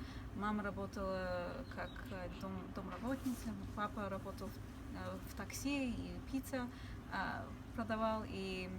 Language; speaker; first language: Russian; early bilingual, heritage; English